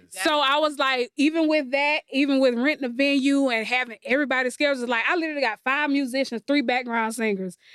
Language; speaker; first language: English; native; English